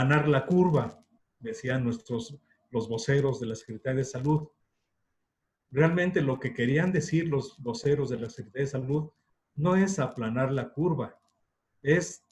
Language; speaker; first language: Spanish; native; Spanish